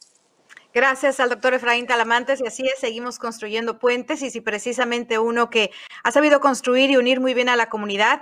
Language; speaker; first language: Spanish; native; Spanish